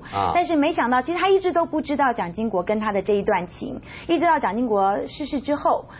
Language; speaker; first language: Chinese; native; Chinese